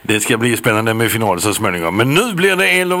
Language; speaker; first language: Swedish; native; Swedish